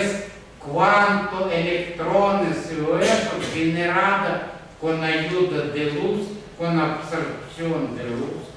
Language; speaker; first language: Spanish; non-native, fluent; Russian